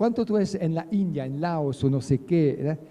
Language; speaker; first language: Spanish; non-native, learner; French